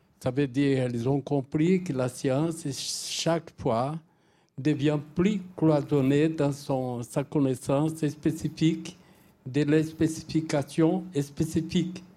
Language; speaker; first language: French; non-native, fluent; Portuguese